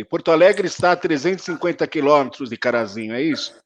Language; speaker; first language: Portuguese; native; Portuguese